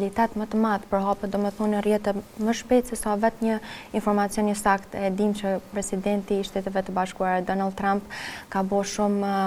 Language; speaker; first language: Albanian; native; Albanian